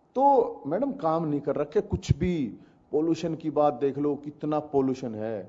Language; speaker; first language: Hindi; native; Hindi